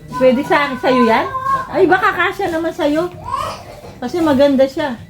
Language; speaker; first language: Filipino; non-native, local second language; Pampanga